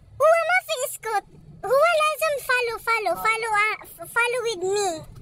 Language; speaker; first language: Arabic; non-native, learner; Filipino